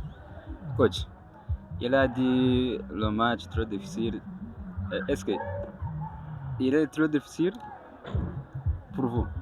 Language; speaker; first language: French; non-native, learner; Kinyarwanda